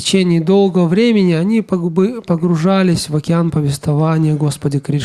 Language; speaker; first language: Russian; native; Russian